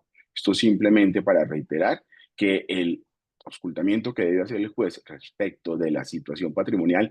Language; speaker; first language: Spanish; native; Spanish